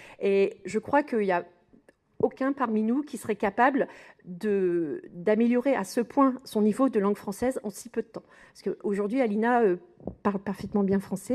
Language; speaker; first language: French; native; French